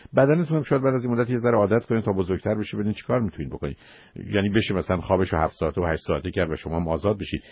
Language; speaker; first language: Persian; native; Persian